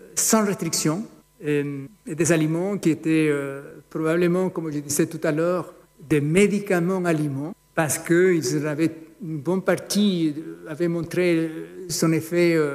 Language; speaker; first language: French; non-native, fluent; Spanish